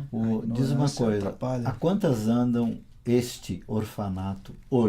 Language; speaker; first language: Portuguese; native; Portuguese